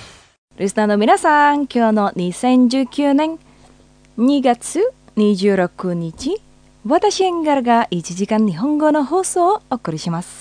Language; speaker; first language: Japanese; non-native, fluent; Indonesian